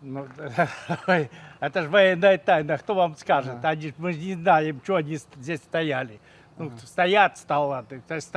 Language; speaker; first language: Russian; native; Russian